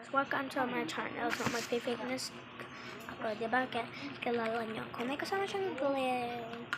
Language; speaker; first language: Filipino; non-native, local second language; Cebuano